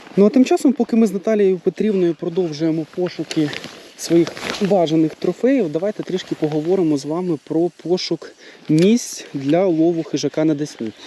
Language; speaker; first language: Ukrainian; native; Ukrainian